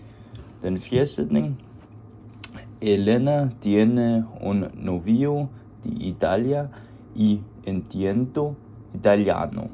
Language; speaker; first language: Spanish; non-native, learner; Danish